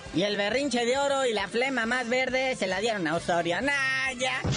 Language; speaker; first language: Spanish; native; Spanish